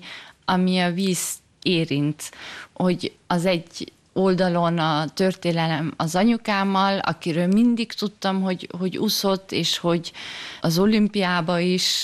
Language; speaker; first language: Hungarian; early bilingual, heritage; German